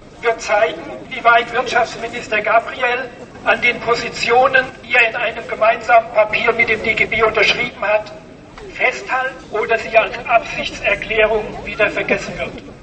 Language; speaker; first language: German; native; German